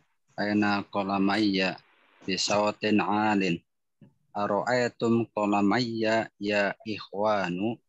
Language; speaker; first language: Arabic; non-native, learner; Indonesian